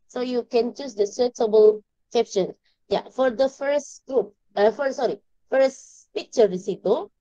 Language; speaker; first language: English; non-native, learner; Indonesian